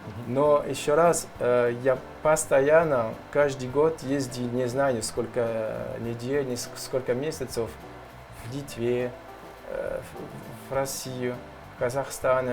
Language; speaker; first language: Russian; non-native, learner; French